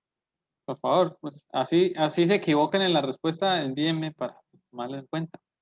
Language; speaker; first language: Spanish; native; Spanish